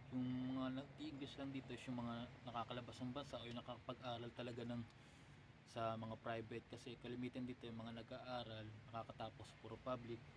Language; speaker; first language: Filipino; non-native, local second language; Cebuano